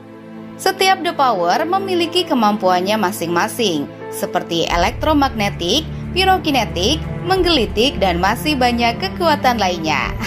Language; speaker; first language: Indonesian; native; Indonesian